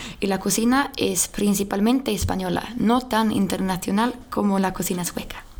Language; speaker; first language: Spanish; non-native, learner; Swedish